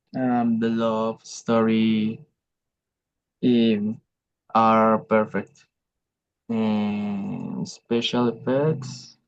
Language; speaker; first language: English; non-native, learner; Spanish